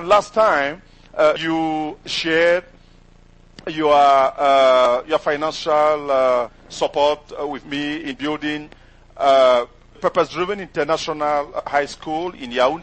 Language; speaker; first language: English; non-native, local second language; French